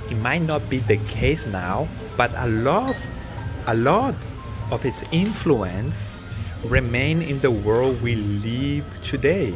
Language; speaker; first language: English; non-native, fluent; Spanish